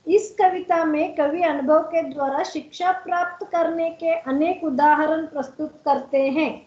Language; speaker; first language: Hindi; non-native, local second language; Kannada